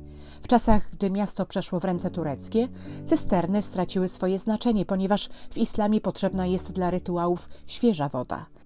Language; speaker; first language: Polish; native; Polish